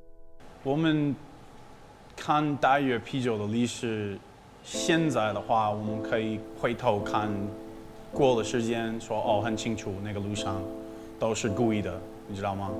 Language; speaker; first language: Chinese; non-native, fluent; English